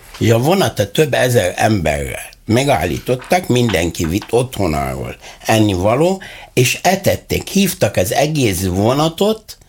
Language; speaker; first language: Hungarian; non-native, fluent; Arabic